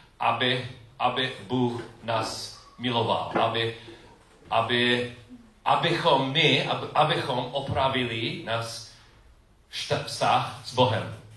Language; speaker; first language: Czech; non-native, learner; English